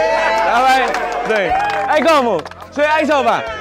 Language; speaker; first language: Portuguese; non-native, learner; Vietnamese